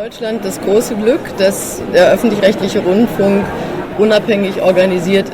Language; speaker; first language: German; native; German